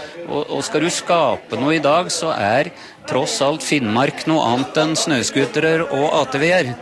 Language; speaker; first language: Norwegian; native; Norwegian